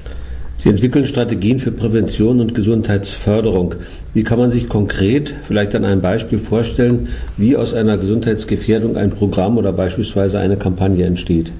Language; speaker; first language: German; native; German